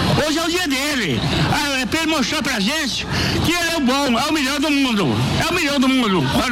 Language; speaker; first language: Portuguese; native; Portuguese